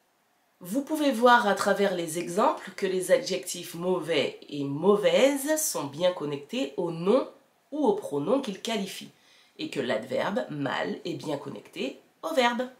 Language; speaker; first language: French; native; French